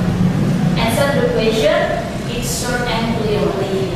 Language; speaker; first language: English; non-native, learner; Indonesian